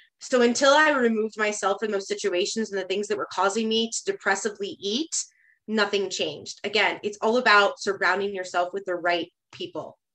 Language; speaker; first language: English; native; English